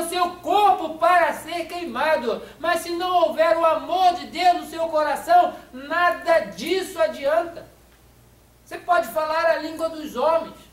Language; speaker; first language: Portuguese; native; Portuguese